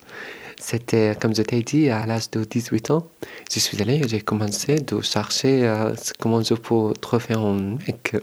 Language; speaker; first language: French; non-native, learner; Arabic